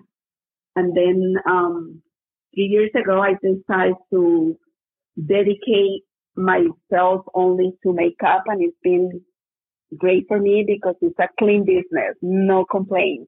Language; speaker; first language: English; non-native, fluent; Spanish